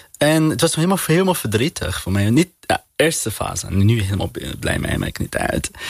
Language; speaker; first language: Dutch; non-native, learner; Arabic